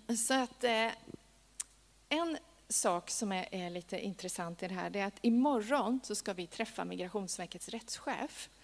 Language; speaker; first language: Swedish; native; Swedish